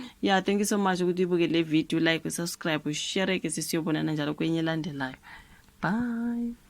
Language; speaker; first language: Zulu; native; Zulu